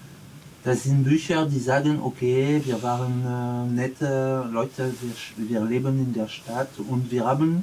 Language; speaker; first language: German; non-native, learner; French